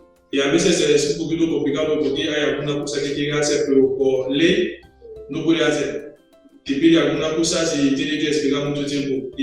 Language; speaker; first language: Spanish; non-native, learner; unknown